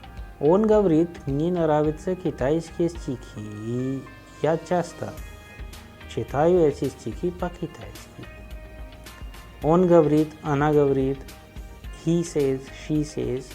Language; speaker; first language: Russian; non-native, fluent; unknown